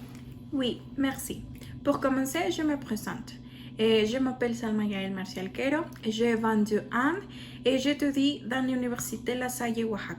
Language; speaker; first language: French; non-native, learner; Spanish